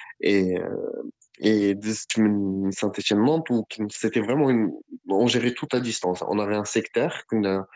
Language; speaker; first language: French; non-native, local second language; Arabic